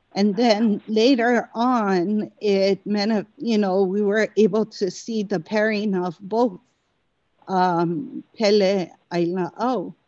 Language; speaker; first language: English; native; English